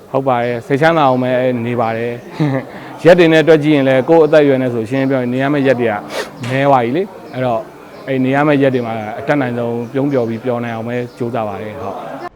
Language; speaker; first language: Burmese; native; Burmese